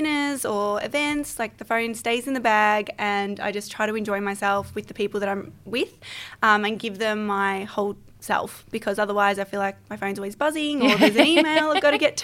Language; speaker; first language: English; native; English